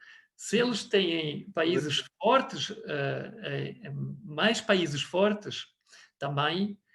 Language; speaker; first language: Portuguese; non-native, fluent; German